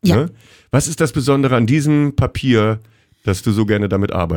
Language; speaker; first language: German; native; German